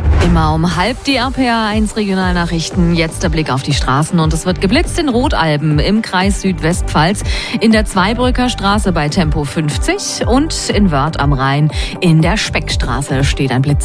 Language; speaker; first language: German; native; German